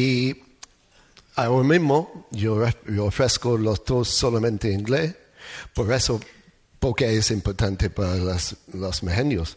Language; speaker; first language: Spanish; non-native, learner; English